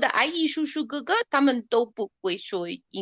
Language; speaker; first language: Chinese; non-native, learner; English